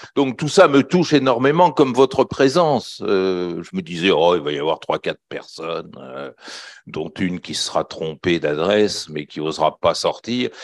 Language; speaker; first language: French; native; French